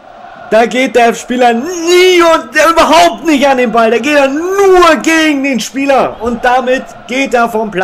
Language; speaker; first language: German; native; German